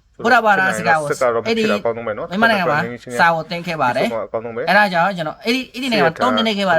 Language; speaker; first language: Burmese; non-native, learner; Khmer